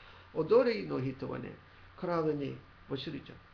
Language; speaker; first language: Japanese; non-native, learner; English